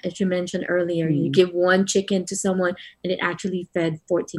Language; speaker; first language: English; non-native, local second language; Filipino